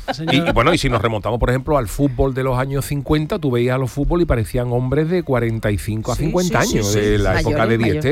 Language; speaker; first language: Spanish; native; Spanish